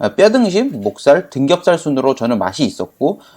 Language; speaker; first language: Korean; native; Korean